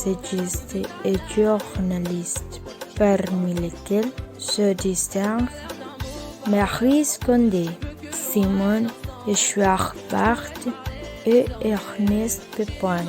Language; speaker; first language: French; non-native, learner; Spanish